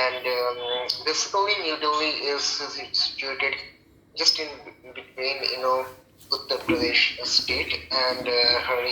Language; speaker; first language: English; non-native, local second language; Bangla